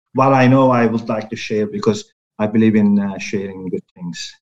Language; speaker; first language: English; non-native, fluent; Turkish